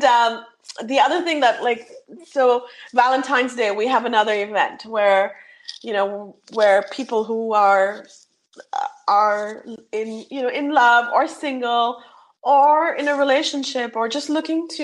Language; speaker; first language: English; non-native, local second language; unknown